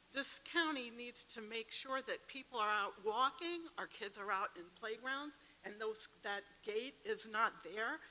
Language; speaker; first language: English; native; English